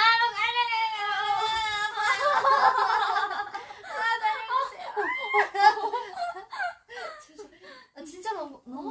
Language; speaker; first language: Korean; non-native, fluent; Japanese